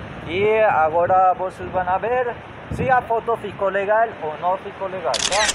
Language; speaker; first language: Portuguese; non-native, learner; Spanish